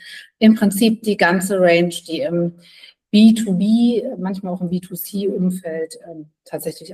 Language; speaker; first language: German; native; German